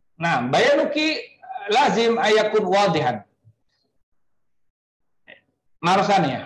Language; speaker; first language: Arabic; non-native, fluent; Indonesian